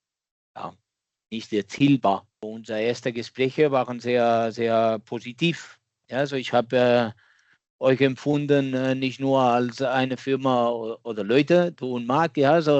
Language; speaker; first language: German; non-native, fluent; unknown